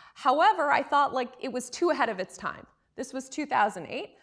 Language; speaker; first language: English; native; English